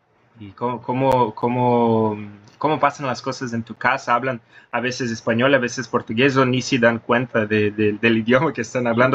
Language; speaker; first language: Spanish; non-native, fluent; Portuguese